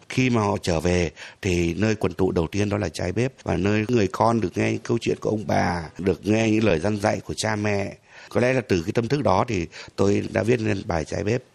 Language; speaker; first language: Vietnamese; non-native, local second language; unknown